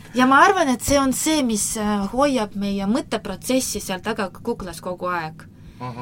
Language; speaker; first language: Estonian; non-native, local second language; Russian